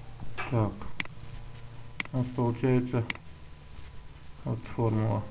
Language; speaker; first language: Russian; native; Russian